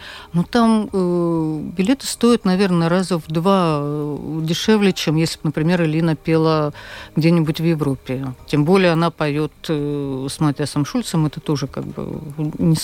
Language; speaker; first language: Russian; native; Russian